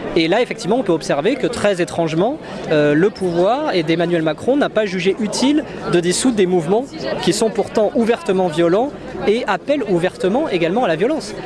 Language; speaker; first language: French; native; French